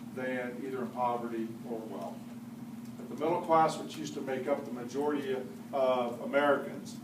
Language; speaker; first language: English; native; English